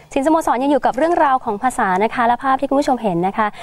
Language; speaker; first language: Thai; native; Thai